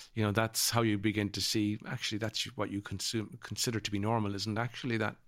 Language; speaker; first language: English; native; English